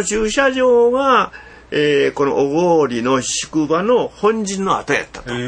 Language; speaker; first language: Japanese; native; Japanese